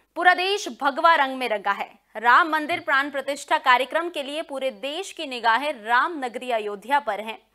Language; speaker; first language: Hindi; native; Hindi